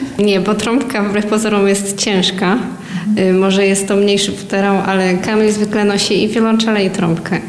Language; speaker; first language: Polish; native; Polish